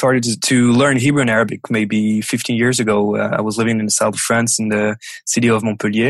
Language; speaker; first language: English; non-native, fluent; French